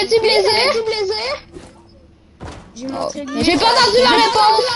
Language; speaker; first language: French; native; French